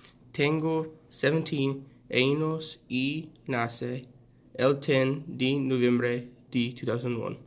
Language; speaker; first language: Spanish; non-native, learner; English